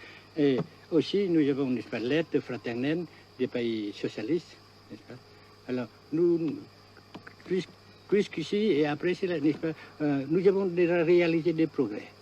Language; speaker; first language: French; non-native, local second language; Vietnamese